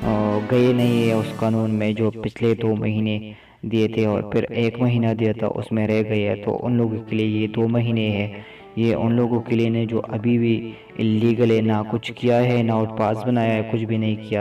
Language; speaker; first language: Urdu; non-native, local second language; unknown